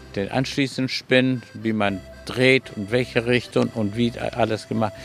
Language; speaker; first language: German; non-native, fluent; Spanish